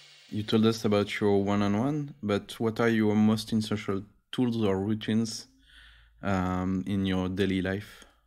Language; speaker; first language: English; non-native, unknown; French